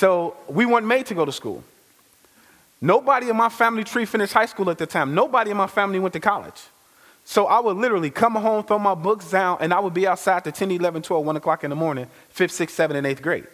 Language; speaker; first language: English; native; English